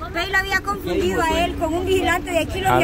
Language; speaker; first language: Spanish; native; Spanish